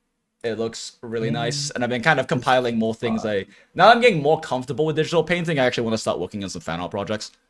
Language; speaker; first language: English; native; English